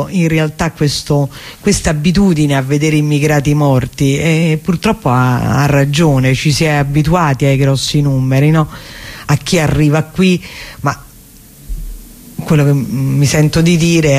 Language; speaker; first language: Italian; native; Italian